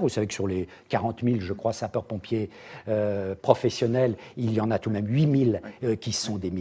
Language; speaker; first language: French; native; French